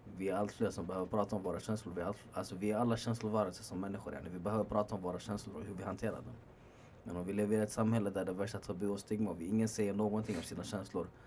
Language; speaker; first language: Swedish; early bilingual, other home language; Arabic